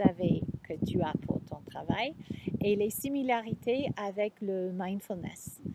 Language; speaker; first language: French; non-native, fluent; English